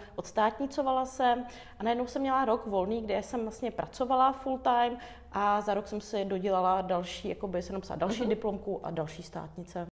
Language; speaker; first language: Czech; early bilingual, other home language; Armenian